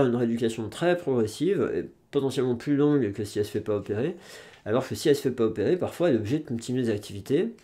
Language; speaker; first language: French; native; French